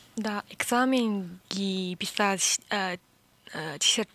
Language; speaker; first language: Russian; non-native, learner; Chinese